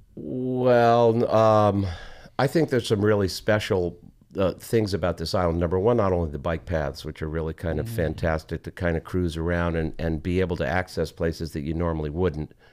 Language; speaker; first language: English; native; English